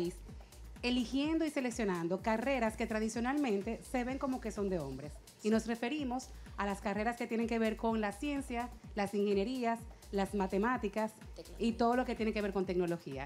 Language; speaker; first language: Spanish; native; Spanish